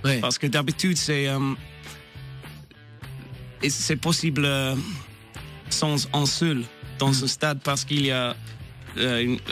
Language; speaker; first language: French; non-native, learner; English